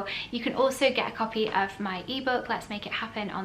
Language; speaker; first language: English; native; English